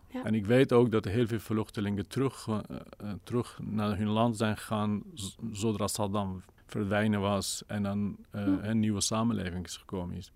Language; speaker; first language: Dutch; non-native, fluent; Kurdish